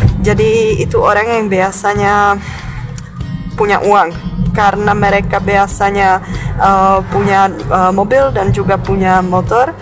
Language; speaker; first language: Indonesian; non-native, fluent; Czech